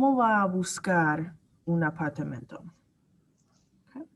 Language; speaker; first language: Spanish; non-native, learner; English